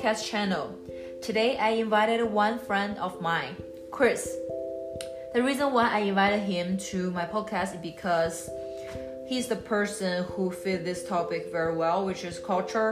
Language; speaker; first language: English; non-native, learner; Chinese